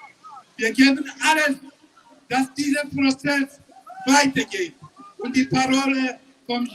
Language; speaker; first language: German; non-native, learner; Central Kurdish